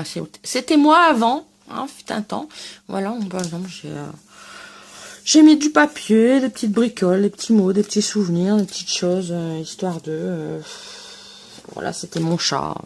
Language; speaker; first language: French; native; French